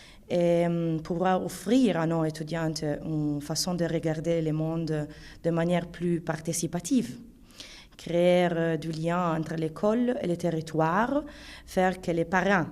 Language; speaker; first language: French; non-native, fluent; Italian